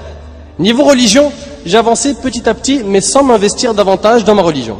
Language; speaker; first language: French; native; French